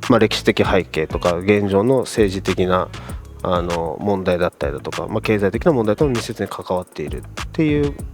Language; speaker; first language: Japanese; native; Japanese